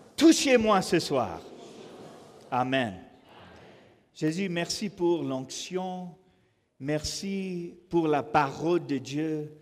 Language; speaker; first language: French; non-native, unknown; English